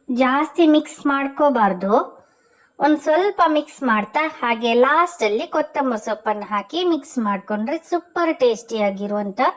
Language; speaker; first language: Kannada; native; Kannada